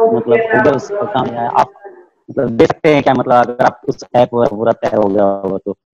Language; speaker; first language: Hindi; non-native, local second language; Marathi